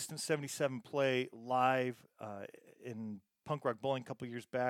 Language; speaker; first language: English; native; English